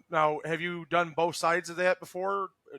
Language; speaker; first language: English; native; English